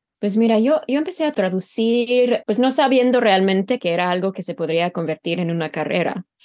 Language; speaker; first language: Spanish; non-native, fluent; English